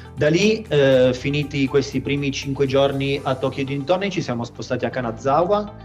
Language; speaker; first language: Italian; native; Italian